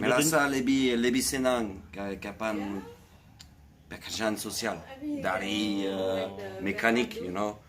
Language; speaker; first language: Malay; non-native, learner; French